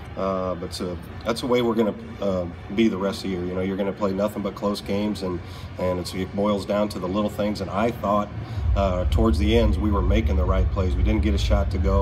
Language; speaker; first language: English; native; English